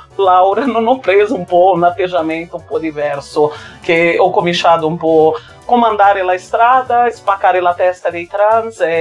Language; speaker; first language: Italian; non-native, fluent; Portuguese